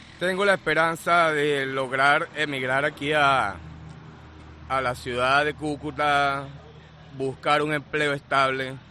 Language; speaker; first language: Spanish; native; Spanish